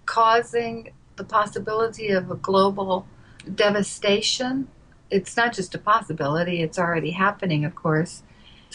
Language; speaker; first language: English; native; English